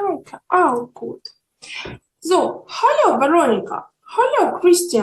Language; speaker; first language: German; non-native, fluent; Ukrainian